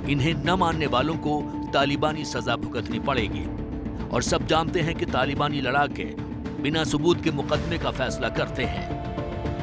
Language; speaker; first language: Hindi; native; Hindi